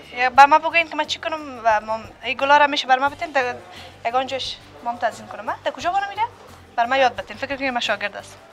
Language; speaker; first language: Persian; native; Persian